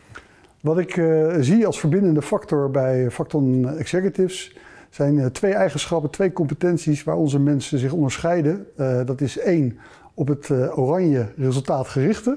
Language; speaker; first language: Dutch; native; Dutch